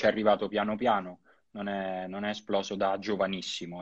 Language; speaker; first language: Italian; native; Italian